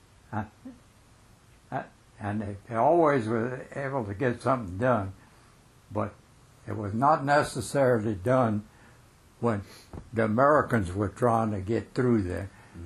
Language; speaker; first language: English; early bilingual, other home language; French